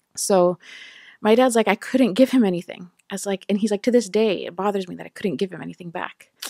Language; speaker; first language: English; native; English